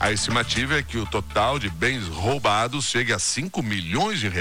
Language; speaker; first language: Portuguese; native; Portuguese